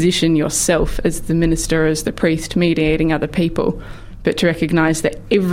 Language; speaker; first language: English; native; English